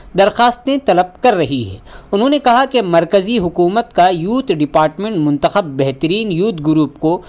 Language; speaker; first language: Urdu; native; Urdu